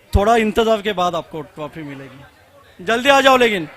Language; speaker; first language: Hindi; non-native, local second language; Marathi